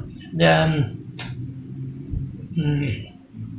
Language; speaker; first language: English; non-native, fluent; Vietnamese